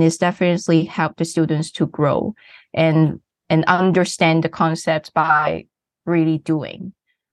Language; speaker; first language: English; non-native, local second language; Cantonese